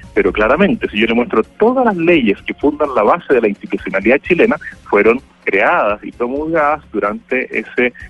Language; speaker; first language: Spanish; native; Spanish